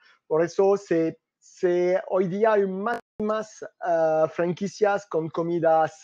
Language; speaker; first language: Spanish; non-native, fluent; French